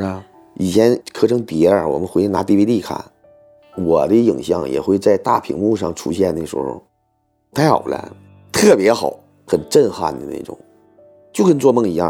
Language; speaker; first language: Chinese; native; Chinese